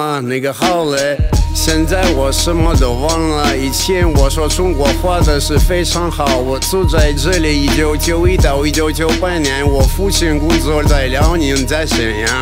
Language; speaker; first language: Chinese; non-native, learner; Russian